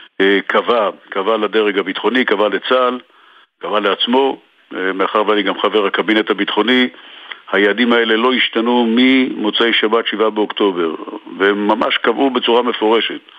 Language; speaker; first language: Hebrew; native; Hebrew